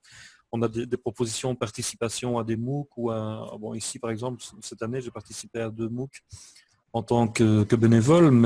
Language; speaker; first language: French; native; French